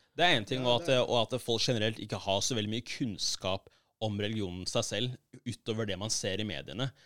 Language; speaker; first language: Norwegian; early bilingual, other home language; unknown